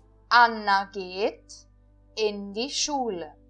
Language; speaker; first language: German; non-native, fluent; Portuguese